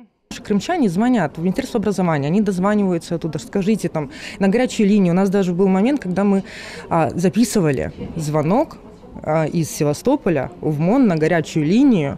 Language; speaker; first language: Russian; native; Russian